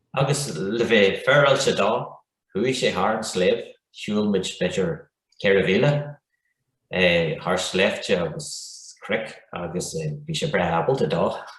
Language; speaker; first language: Irish; non-native, local second language; English